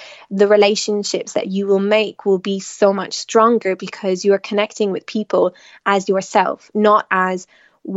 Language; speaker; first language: English; native; English